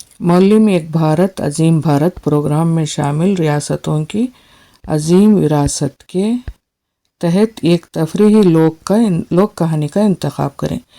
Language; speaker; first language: Urdu; native; Urdu